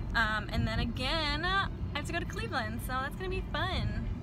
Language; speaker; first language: English; native; English